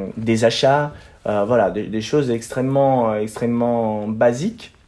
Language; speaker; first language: French; non-native, fluent; Portuguese